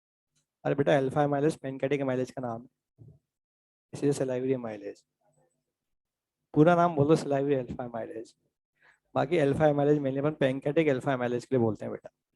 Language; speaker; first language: Hindi; native; Hindi